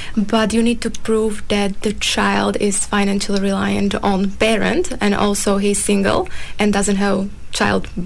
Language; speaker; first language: English; non-native, fluent; Slovak